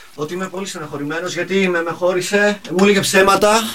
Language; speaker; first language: Greek; native; Greek